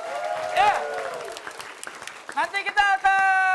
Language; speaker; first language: Indonesian; native; Indonesian